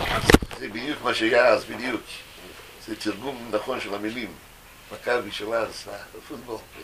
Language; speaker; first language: Hebrew; non-native, fluent; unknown